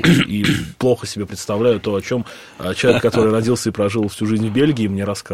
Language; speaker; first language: Russian; native; Russian